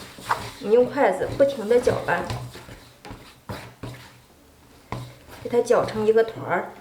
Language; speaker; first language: Chinese; native; Chinese